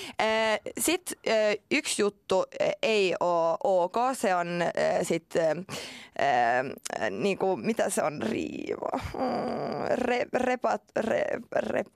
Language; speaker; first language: Finnish; non-native, local second language; Swedish